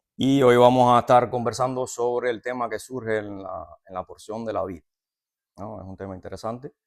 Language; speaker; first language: Spanish; native; Spanish